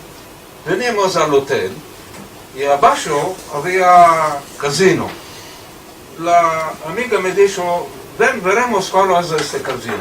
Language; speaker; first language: Spanish; early bilingual, heritage; Ladino